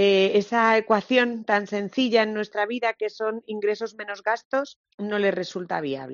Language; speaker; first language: Spanish; native; Spanish